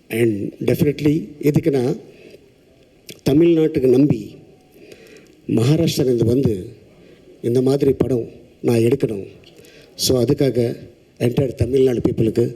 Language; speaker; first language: Tamil; non-native, local second language; Telugu